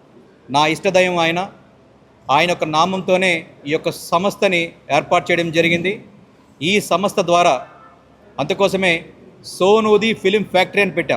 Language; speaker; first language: Telugu; native; Telugu